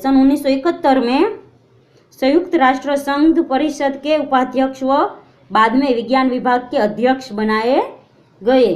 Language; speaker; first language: Hindi; non-native, local second language; Gujarati